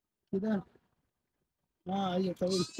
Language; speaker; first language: Arabic; non-native, learner; Bangla